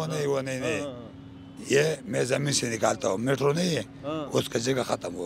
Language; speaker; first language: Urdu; non-native, local second language; Pashto